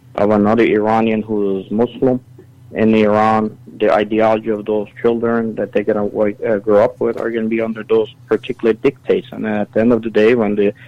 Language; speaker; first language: English; early bilingual, other home language; Assyrian Neo-Aramaic